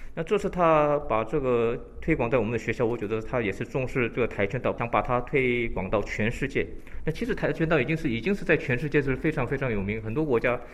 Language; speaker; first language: Chinese; early bilingual, heritage; Chinese